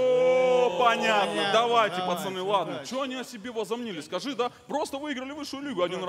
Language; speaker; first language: Russian; native; Russian